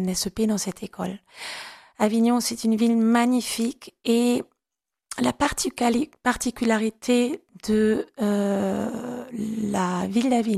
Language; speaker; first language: French; non-native, fluent; German